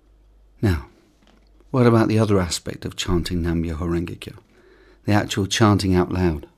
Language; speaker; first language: English; native; English